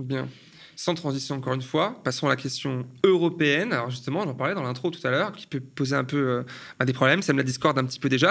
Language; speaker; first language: French; native; French